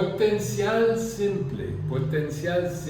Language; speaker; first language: Spanish; non-native, learner; English